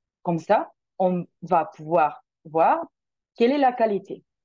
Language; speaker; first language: French; non-native, fluent; Spanish